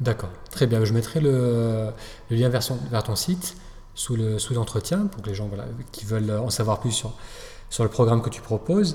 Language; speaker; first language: French; native; French